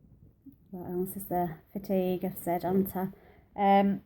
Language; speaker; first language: English; native; English